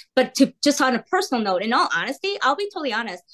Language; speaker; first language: English; early bilingual, heritage; Korean